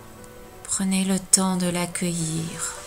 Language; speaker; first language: French; native; French